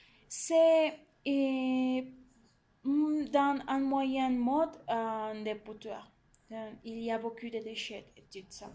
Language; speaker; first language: French; non-native, learner; Spanish